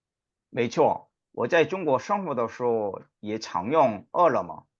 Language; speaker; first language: Chinese; non-native, fluent; Korean